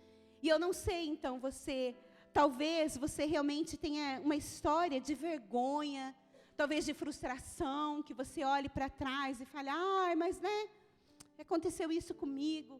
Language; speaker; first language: Portuguese; native; Portuguese